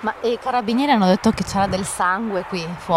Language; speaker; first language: Italian; native; Italian